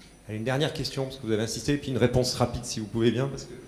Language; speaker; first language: French; native; French